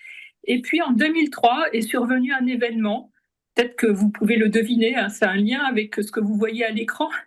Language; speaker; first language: French; native; French